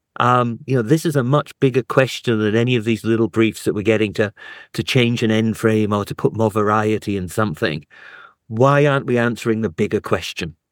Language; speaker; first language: English; native; English